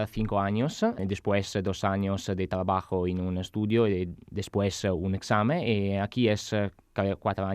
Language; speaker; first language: Spanish; non-native, learner; Italian